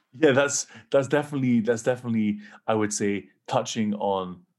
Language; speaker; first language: English; native; English